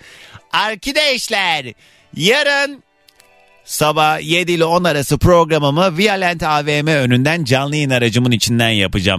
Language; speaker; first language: Turkish; native; Turkish